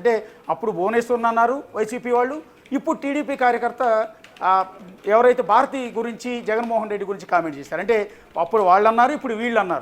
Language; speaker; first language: Telugu; native; Telugu